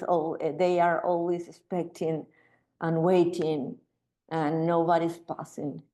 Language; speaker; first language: English; non-native, learner; Spanish